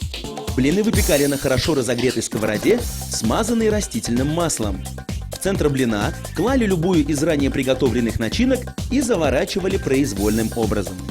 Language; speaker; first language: Russian; native; Russian